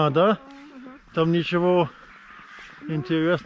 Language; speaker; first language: Russian; non-native, learner; English